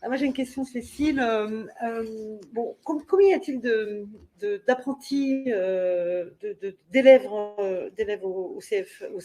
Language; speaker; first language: French; native; French